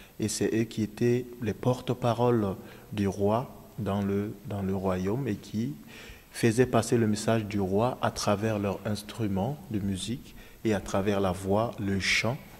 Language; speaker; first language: French; non-native, local second language; Dyula